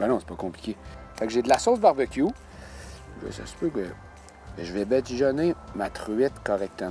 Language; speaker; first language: French; native; French